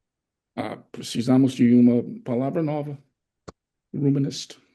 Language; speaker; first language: Portuguese; non-native, fluent; English